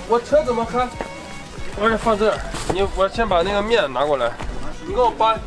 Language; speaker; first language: Chinese; native; Chinese